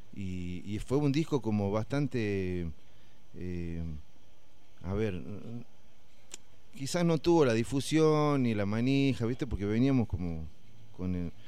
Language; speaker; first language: Spanish; native; Spanish